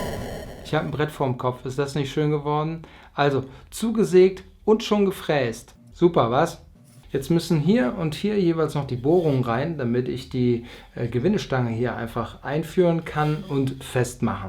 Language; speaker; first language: German; native; German